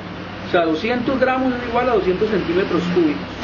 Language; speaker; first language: Spanish; native; Spanish